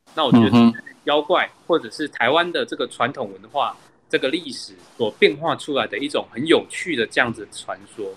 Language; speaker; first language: Chinese; native; Chinese